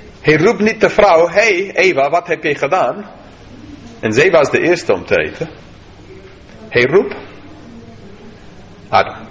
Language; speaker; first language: Dutch; non-native, fluent; English